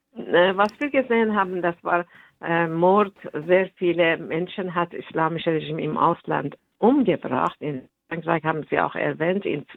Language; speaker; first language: German; non-native, fluent; Persian